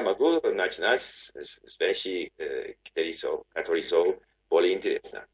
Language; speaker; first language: Russian; non-native, learner; English